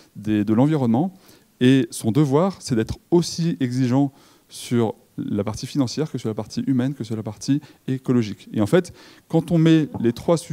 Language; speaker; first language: French; native; French